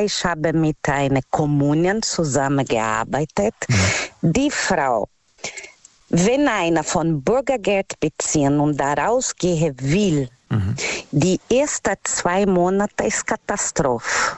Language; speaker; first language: German; non-native, learner; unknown